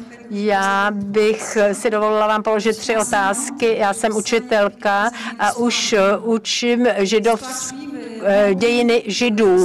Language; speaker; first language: Czech; native; Czech